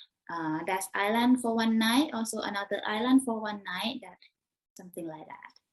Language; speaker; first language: English; non-native, learner; Thai